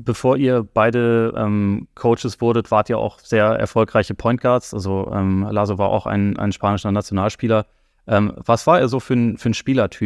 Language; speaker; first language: German; native; German